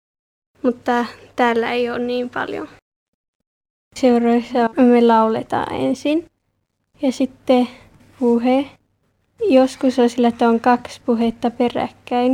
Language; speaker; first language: Finnish; early bilingual, heritage; Finnish